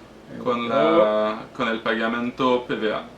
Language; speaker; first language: Spanish; non-native, learner; French